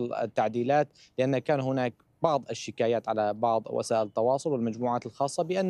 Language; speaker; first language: Arabic; native; Arabic